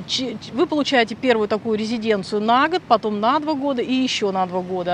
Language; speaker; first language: Russian; native; Russian